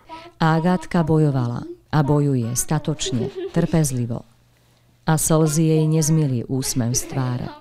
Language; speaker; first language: Slovak; native; Slovak